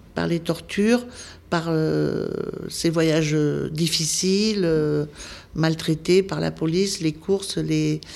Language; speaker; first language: French; native; French